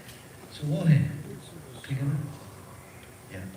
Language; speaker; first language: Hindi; early bilingual, other home language; Tibetan